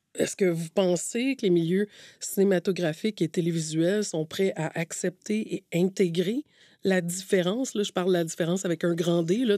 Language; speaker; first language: French; native; French